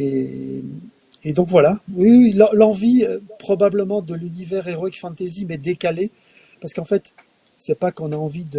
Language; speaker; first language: French; native; French